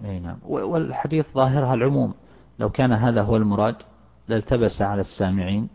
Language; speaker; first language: Arabic; native; Arabic